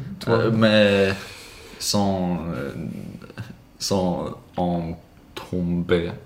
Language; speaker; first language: French; non-native, learner; Swedish